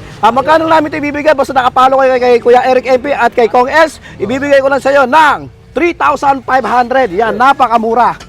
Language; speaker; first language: Filipino; native; Filipino